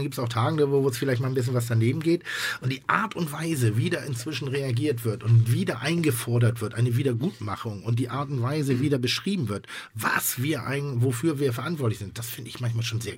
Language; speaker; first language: German; native; German